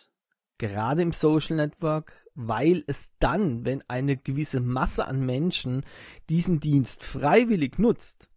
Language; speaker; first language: German; native; German